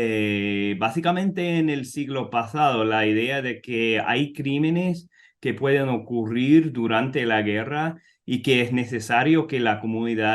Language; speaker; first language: Spanish; non-native, fluent; English